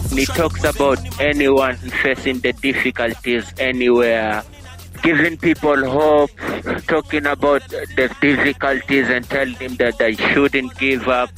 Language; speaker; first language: English; non-native, local second language; Giryama